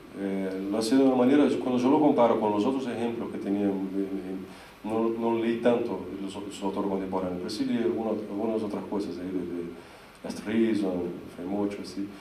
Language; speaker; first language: Spanish; non-native, fluent; Portuguese